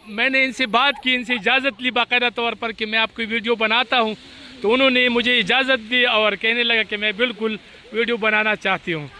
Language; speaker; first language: Urdu; non-native, local second language; Pashto